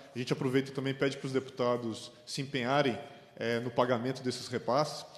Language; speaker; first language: Portuguese; native; Portuguese